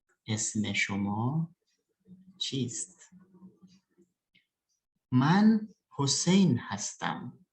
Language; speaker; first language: Persian; early bilingual, other home language; Indonesian